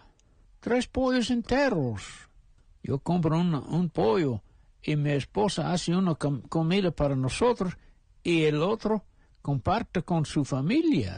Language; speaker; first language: Spanish; non-native, fluent; English